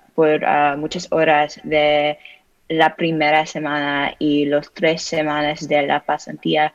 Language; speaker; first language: Spanish; non-native, learner; English